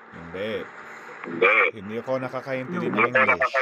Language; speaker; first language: Filipino; non-native, learner; English